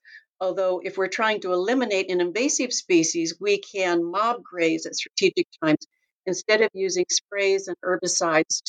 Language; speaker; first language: English; native; English